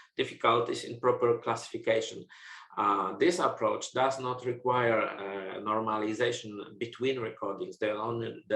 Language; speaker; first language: English; non-native, fluent; Polish